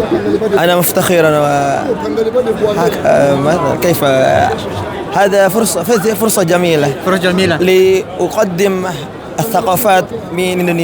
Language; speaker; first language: Arabic; non-native, learner; Indonesian